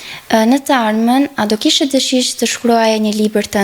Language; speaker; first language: Albanian; native; Albanian